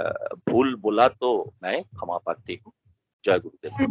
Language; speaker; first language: Hindi; non-native, local second language; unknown